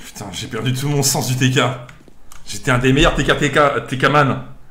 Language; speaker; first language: French; native; French